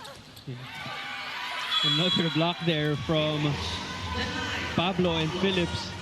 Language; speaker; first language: English; non-native, local second language; Filipino